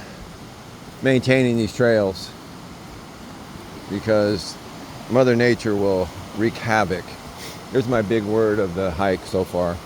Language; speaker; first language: English; native; English